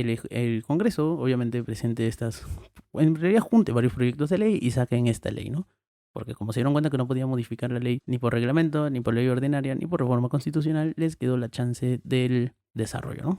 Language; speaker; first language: Spanish; native; Spanish